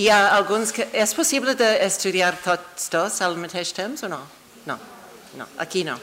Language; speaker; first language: Catalan; non-native, fluent; English